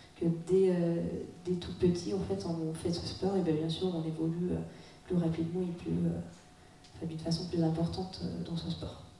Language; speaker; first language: French; non-native, fluent; Russian